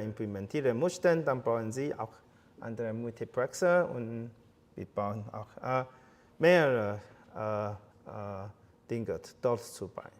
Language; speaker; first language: German; non-native, fluent; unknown